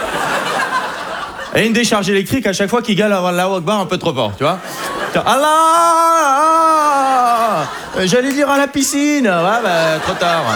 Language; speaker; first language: French; native; French